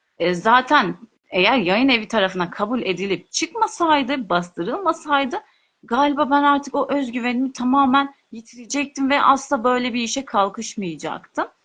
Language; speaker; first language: Turkish; non-native, local second language; Kurdish